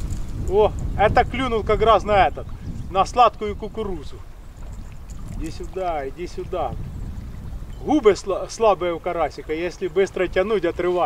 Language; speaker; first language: Russian; native; Russian